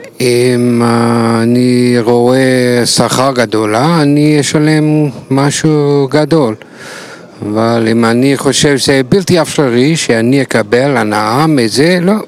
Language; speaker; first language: Hebrew; non-native, fluent; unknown